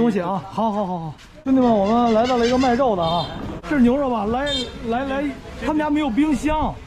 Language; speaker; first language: Chinese; native; Chinese